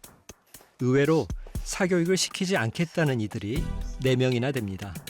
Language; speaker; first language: Korean; native; Korean